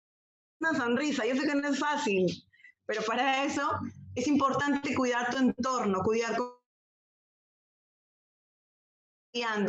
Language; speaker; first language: Spanish; native; Spanish